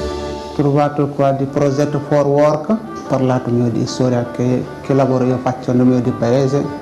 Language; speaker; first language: Italian; non-native, learner; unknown